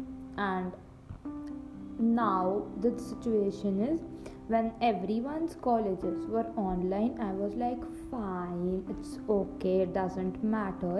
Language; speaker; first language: English; non-native, local second language; Punjabi